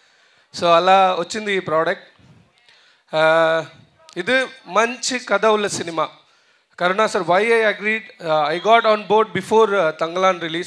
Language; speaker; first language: Telugu; non-native, learner; Tamil